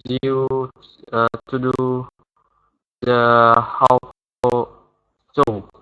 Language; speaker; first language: English; non-native, learner; Vietnamese